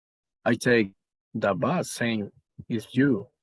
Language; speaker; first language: English; non-native, learner; Spanish